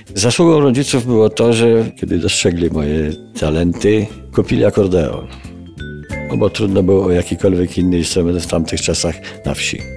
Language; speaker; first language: Polish; native; Polish